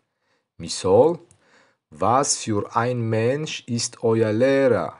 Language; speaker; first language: German; non-native, learner; Tajik